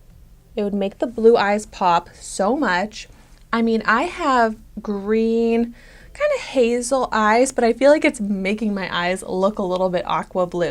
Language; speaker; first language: English; native; English